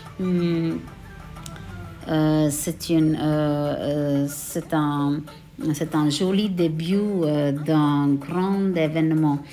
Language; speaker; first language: French; non-native, local second language; Tamil